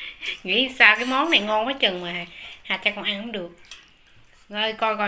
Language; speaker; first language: Vietnamese; native; Vietnamese